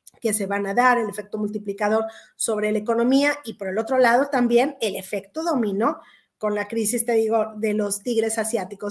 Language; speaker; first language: Spanish; native; Spanish